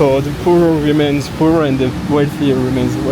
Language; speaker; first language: English; non-native, learner; French